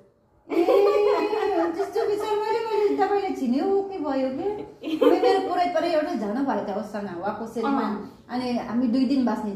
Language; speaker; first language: Nepali; non-native, learner; Cebuano